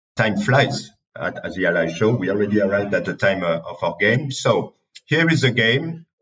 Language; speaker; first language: English; non-native, fluent; French